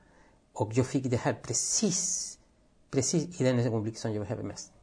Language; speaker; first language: Swedish; non-native, fluent; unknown